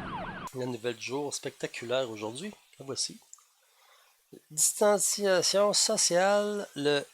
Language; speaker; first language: French; native; French